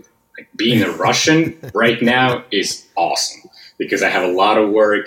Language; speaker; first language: English; non-native, fluent; Russian